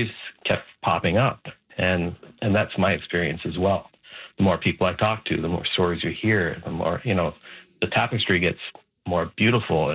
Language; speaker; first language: English; native; English